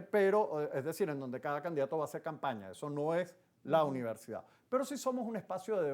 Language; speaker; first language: Spanish; native; Spanish